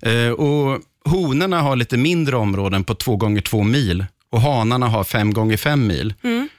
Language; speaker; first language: Swedish; native; Swedish